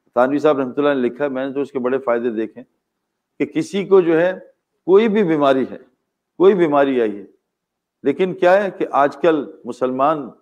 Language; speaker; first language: Urdu; native; Urdu